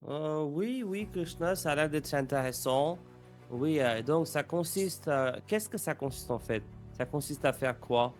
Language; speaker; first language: French; non-native, fluent; English